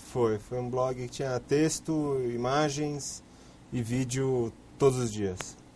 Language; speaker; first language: Portuguese; native; Portuguese